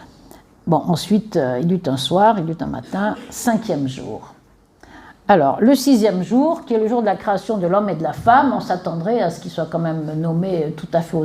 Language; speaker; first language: French; native; French